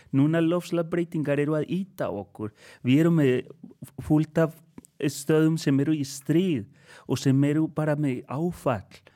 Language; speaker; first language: Icelandic; non-native, fluent; Spanish